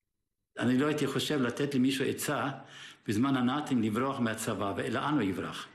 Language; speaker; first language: Hebrew; early bilingual, other home language; German